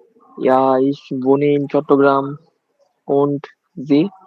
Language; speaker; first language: German; non-native, learner; Bangla